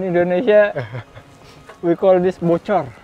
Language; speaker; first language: English; non-native, learner; Indonesian